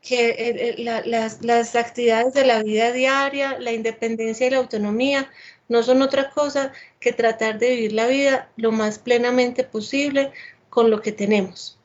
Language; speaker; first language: Spanish; native; Spanish